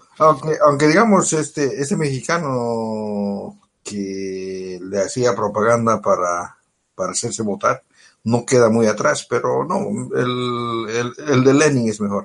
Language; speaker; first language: Spanish; native; Spanish